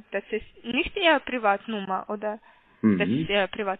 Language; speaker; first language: German; non-native, learner; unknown